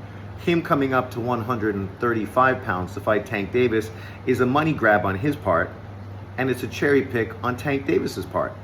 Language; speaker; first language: English; native; English